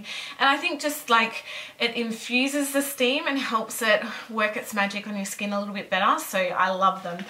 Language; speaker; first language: English; native; English